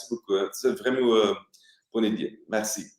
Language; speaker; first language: French; non-native, learner; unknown